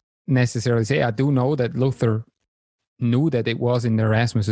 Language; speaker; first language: English; non-native, fluent; German